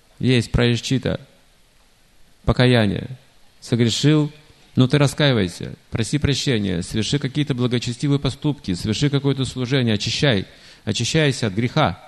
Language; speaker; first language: Russian; native; Russian